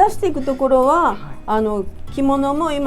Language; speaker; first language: Japanese; native; Japanese